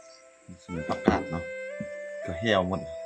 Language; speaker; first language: Thai; non-native, local second language; Lao